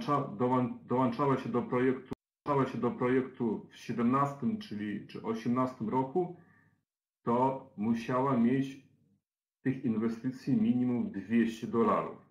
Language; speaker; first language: Polish; native; Polish